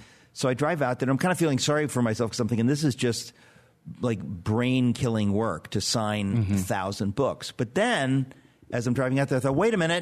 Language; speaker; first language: English; native; English